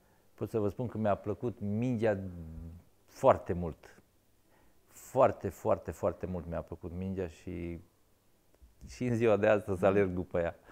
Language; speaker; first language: Romanian; non-native, local second language; Serbian